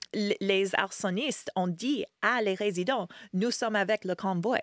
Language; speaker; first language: French; non-native, fluent; English